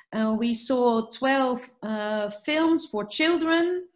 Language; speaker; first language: English; non-native, fluent; Dutch